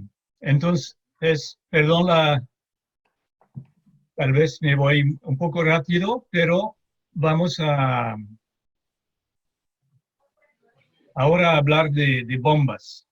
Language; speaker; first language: Spanish; non-native, fluent; French